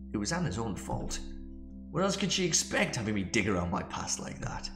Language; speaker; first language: English; native; English